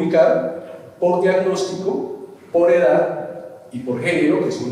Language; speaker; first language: Spanish; native; Spanish